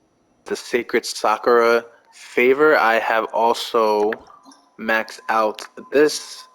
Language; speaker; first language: English; native; English